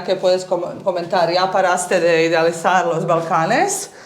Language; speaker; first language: Spanish; early bilingual, heritage; Bosnian